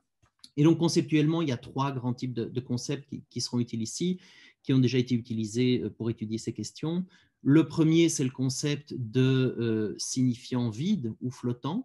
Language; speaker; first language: French; native; French